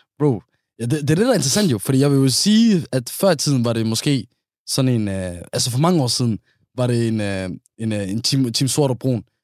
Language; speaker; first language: Danish; early bilingual, other home language; Somali